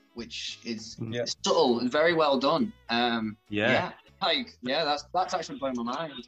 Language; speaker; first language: English; native; English